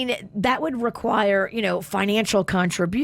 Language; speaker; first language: English; native; English